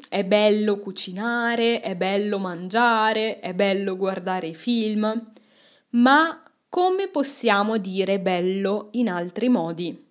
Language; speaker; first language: Italian; native; Italian